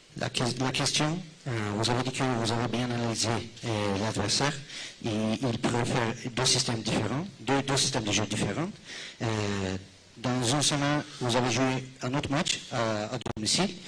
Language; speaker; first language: French; non-native, fluent; Turkish